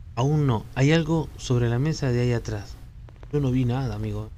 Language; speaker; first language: Spanish; native; Spanish